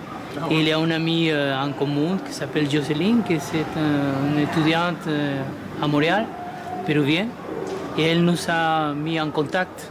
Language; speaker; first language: French; non-native, fluent; Spanish